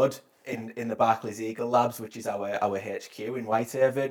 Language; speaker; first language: English; native; English